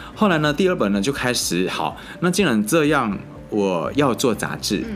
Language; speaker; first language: Chinese; non-native, fluent; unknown